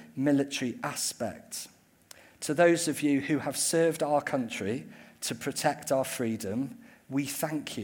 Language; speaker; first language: English; native; English